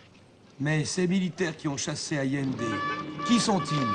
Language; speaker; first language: French; native; French